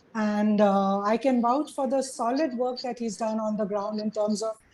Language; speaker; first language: English; non-native, local second language; Hindi